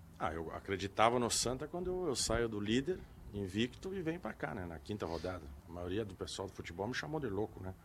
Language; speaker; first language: Portuguese; native; Portuguese